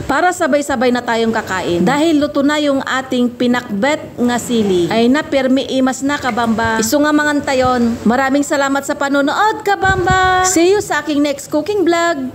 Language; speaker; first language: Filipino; non-native, local second language; Iloko